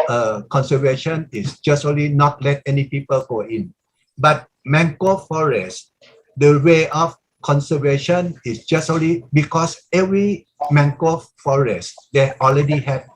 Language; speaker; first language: English; non-native, learner; Thai